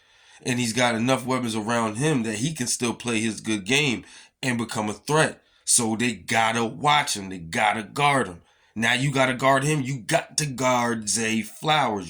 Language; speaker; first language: English; native; English